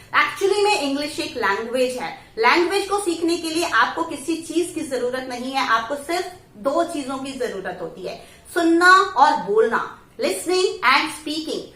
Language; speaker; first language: Hindi; native; Hindi